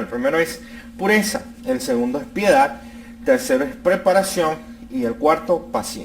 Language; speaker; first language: Spanish; native; Spanish